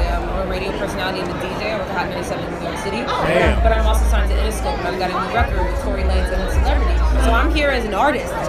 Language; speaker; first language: English; native; English